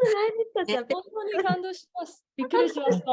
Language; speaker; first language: Japanese; non-native, learner; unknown